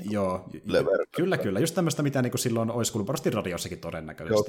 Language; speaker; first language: Finnish; native; Finnish